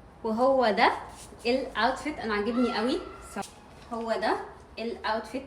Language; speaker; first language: Arabic; native; Arabic